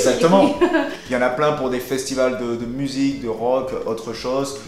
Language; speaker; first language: French; native; French